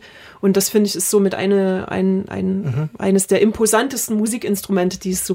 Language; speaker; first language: German; native; German